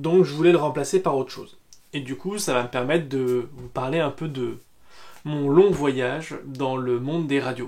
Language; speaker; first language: French; native; French